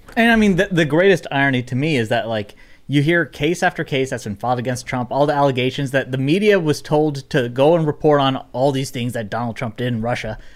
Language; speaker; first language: English; native; English